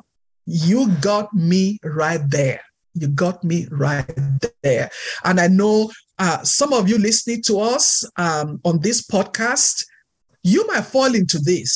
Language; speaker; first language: English; non-native, local second language; Yoruba